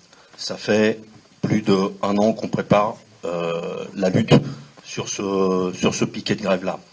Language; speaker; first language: French; native; French